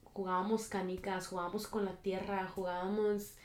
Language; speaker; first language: Spanish; early bilingual, heritage; Spanish